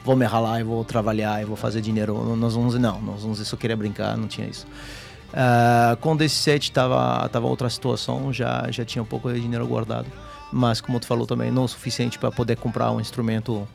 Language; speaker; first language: Portuguese; non-native, fluent; French